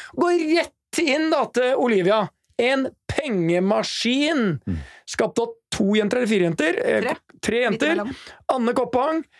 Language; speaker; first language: Norwegian; native; Norwegian